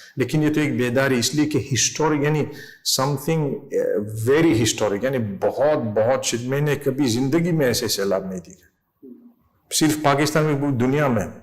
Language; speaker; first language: Urdu; non-native, fluent; English